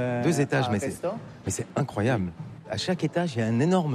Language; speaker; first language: French; native; French